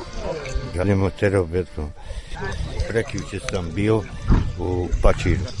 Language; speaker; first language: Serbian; non-native, local second language; Hungarian